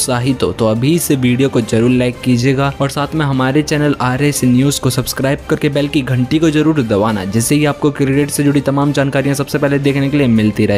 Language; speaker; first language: Hindi; native; Hindi